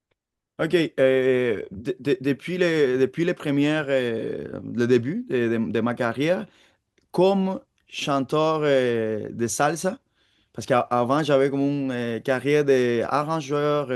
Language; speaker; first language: French; non-native, fluent; Spanish